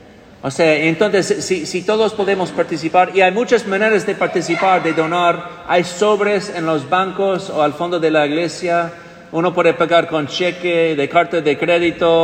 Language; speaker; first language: Spanish; non-native, fluent; English